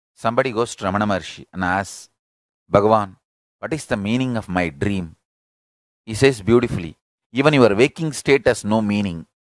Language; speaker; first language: English; non-native, local second language; Tamil